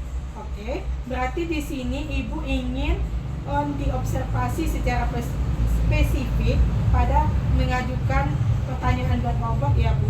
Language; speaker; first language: Indonesian; native; Indonesian